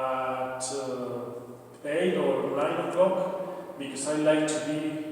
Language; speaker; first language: English; non-native, learner; Spanish